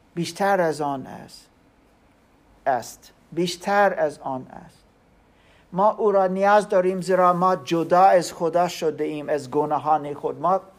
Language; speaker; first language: Persian; non-native, learner; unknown